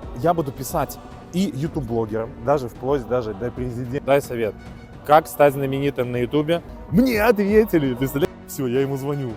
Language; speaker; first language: Russian; native; Russian